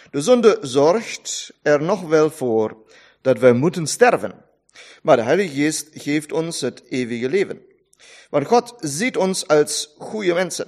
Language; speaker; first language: Dutch; non-native, fluent; German